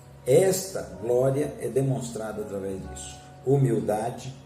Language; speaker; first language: Portuguese; native; Portuguese